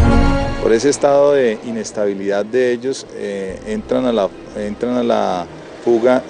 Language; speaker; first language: Spanish; native; Spanish